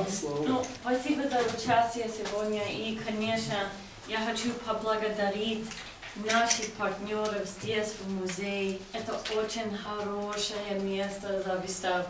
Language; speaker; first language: Russian; non-native, fluent; English